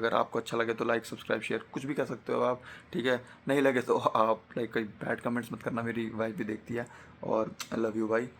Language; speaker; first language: Hindi; native; Hindi